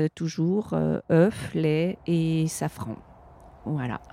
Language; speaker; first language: French; native; French